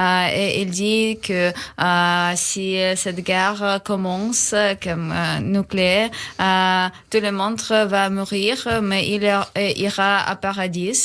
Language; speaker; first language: French; non-native, learner; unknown